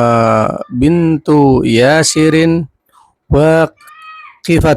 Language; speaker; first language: Arabic; non-native, learner; Indonesian